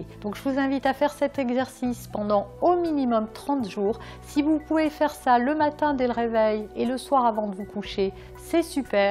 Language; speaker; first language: French; native; French